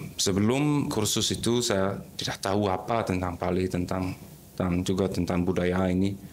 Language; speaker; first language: Indonesian; non-native, fluent; German